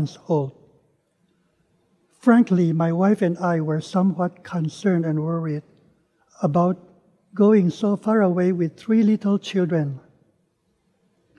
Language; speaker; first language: English; non-native, local second language; Min Nan Chinese